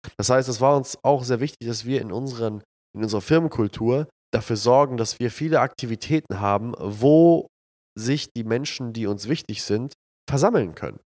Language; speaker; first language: German; early bilingual, other home language; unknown